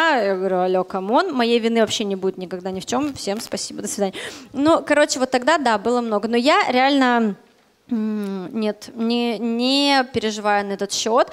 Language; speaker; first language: Russian; native; Russian